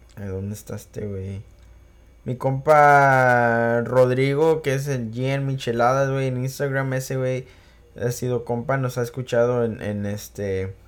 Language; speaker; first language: Spanish; early bilingual, heritage; Spanish